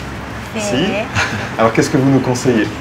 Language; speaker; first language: French; native; French